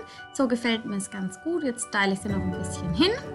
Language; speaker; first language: German; native; German